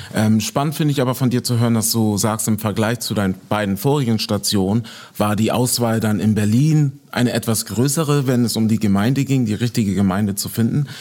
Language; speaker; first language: German; native; German